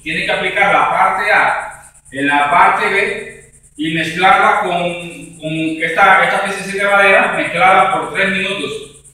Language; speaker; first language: Spanish; native; Spanish